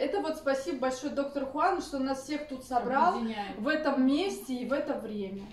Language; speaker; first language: Russian; native; Russian